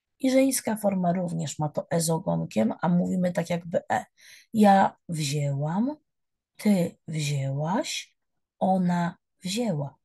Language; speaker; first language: Polish; native; Polish